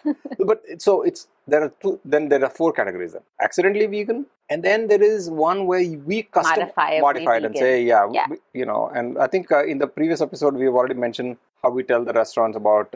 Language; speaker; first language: English; non-native, local second language; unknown